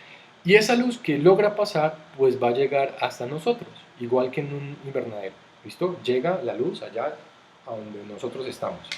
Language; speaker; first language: Spanish; native; Spanish